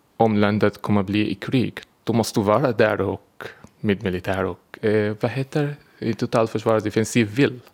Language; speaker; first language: Swedish; non-native, fluent; Arabic